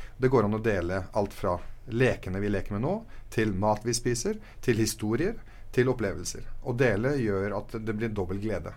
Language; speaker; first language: Norwegian; early bilingual, other home language; Arabic